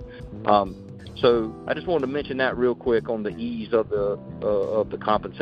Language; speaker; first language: English; native; English